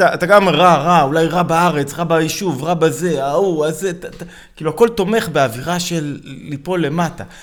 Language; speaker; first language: Hebrew; native; Hebrew